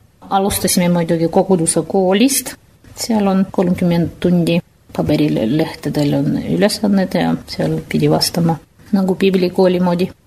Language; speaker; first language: Estonian; non-native, fluent; Russian